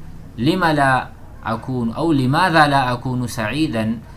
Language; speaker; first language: Arabic; non-native, fluent; Urdu